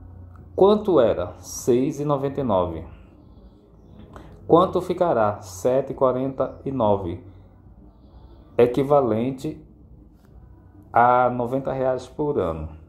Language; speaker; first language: Portuguese; native; Portuguese